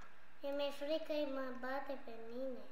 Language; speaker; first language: Romanian; non-native, learner; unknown